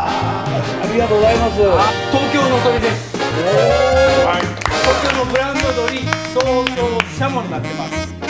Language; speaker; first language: Japanese; native; Japanese